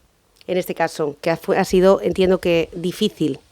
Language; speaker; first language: Spanish; native; Spanish